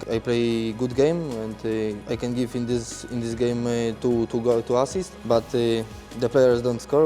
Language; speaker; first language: English; non-native, fluent; Polish